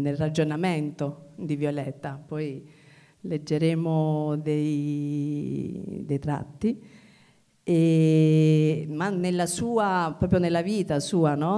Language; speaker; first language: Italian; native; Italian